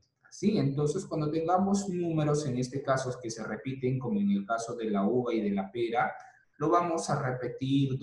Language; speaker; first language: Spanish; native; Spanish